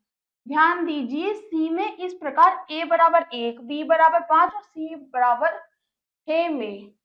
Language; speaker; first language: Hindi; native; Hindi